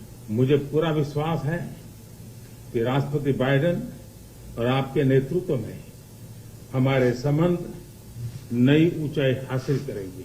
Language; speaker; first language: Hindi; native; Hindi